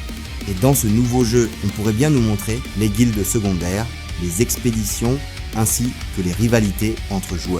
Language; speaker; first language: French; native; French